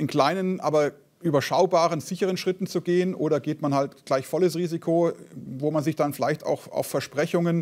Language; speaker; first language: German; native; German